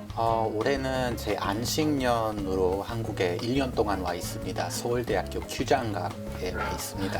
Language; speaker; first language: Korean; non-native, fluent; English